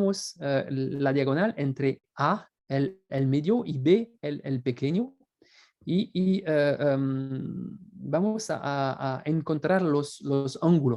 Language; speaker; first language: Spanish; non-native, fluent; French